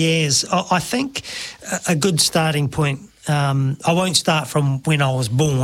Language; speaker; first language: English; native; English